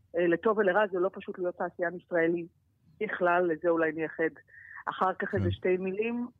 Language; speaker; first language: Hebrew; native; Hebrew